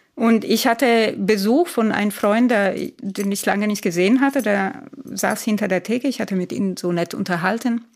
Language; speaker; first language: German; non-native, fluent; Spanish